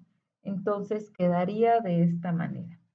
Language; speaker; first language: Spanish; native; Spanish